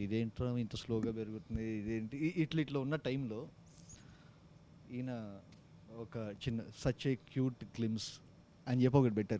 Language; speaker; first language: Telugu; native; Telugu